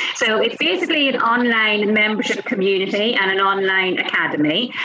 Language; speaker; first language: English; native; English